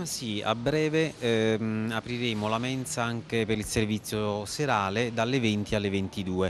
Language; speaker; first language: Italian; native; Italian